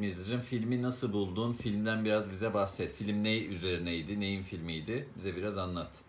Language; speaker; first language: Turkish; native; Turkish